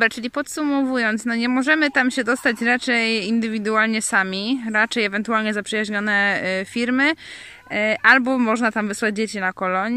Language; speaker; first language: Polish; native; Polish